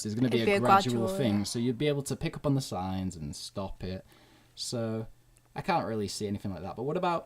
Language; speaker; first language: English; native; English